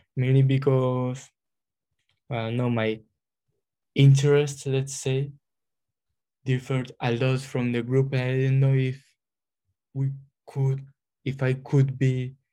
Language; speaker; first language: English; non-native, fluent; Spanish